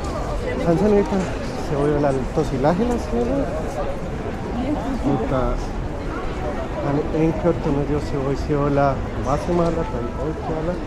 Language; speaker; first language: Finnish; non-native, learner; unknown